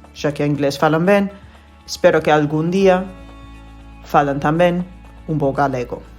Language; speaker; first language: Galician; non-native, fluent; English